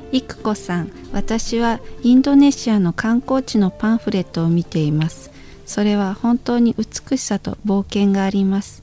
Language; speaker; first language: Japanese; non-native, fluent; Indonesian